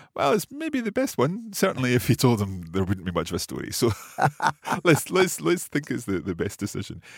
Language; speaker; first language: English; native; English